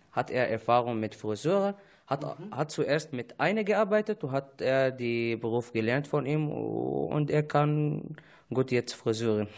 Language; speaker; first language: German; non-native, learner; Arabic